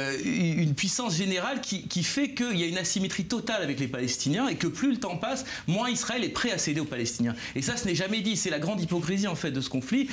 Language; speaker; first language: French; native; French